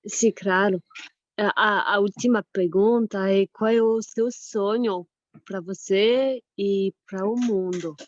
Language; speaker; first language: Portuguese; non-native, fluent; French